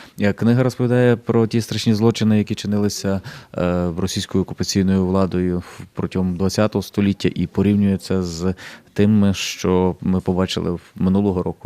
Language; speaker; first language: Ukrainian; native; Ukrainian